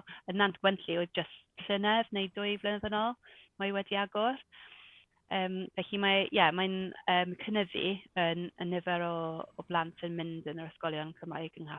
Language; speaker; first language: Welsh; non-native, local second language; English